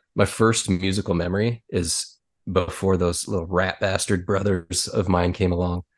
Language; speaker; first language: English; native; English